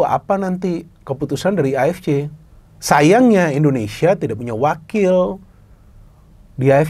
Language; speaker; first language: Indonesian; native; Indonesian